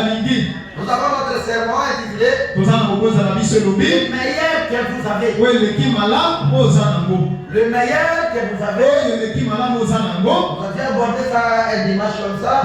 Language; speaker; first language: French; non-native, local second language; Lingala